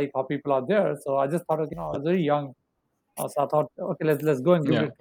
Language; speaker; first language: English; non-native, local second language; Hindi